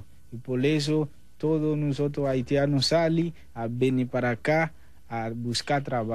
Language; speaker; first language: Portuguese; non-native, learner; Haitian Creole